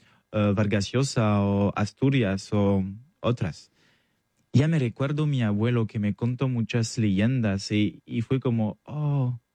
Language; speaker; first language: Spanish; non-native, learner; French